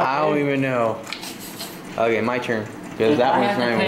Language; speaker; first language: English; native; English